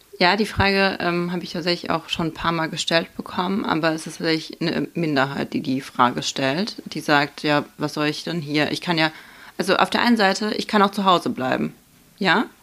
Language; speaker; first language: German; early bilingual, other home language; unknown